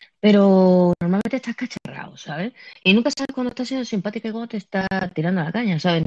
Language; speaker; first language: Spanish; native; Spanish